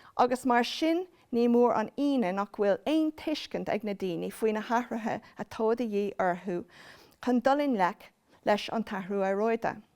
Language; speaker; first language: Irish; non-native, local second language; English